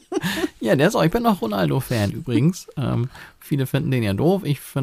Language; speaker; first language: German; native; German